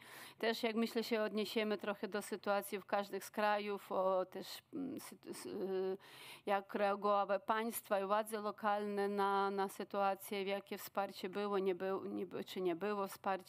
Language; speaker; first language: Polish; non-native, fluent; Ukrainian